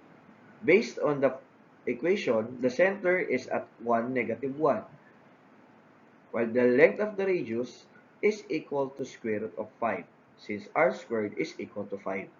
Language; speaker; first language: English; non-native, local second language; Filipino